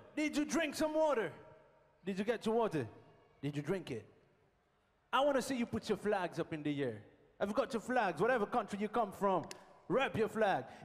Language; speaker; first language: English; non-native, fluent; Seselwa Creole French